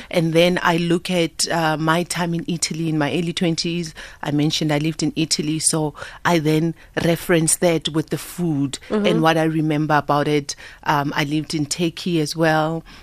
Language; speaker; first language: English; non-native, local second language; Southern Sotho